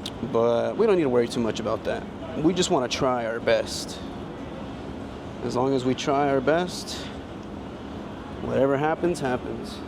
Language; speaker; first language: English; native; English